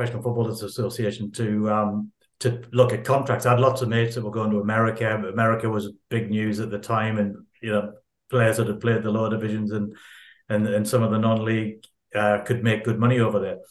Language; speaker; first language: English; native; English